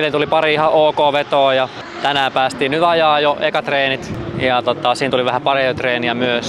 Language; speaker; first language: Finnish; native; Finnish